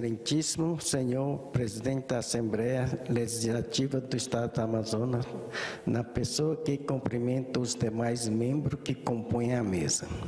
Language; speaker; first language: Portuguese; early bilingual, other home language; Japanese